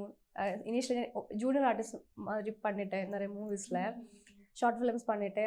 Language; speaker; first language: Tamil; non-native, learner; Malayalam